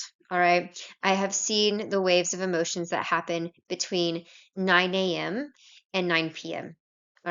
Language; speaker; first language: English; native; English